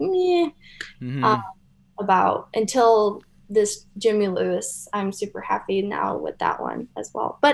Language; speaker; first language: English; native; English